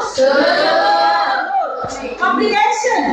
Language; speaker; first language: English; non-native, learner; Indonesian